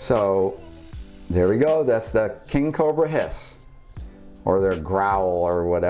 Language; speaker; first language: English; native; English